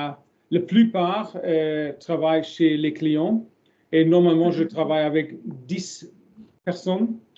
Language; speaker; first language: French; non-native, learner; German